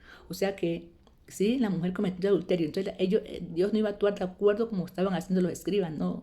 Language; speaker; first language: Spanish; native; Spanish